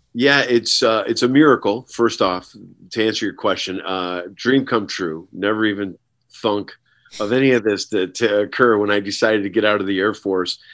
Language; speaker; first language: English; native; English